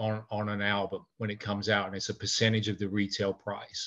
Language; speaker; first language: English; native; English